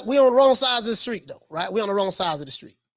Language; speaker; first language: English; native; English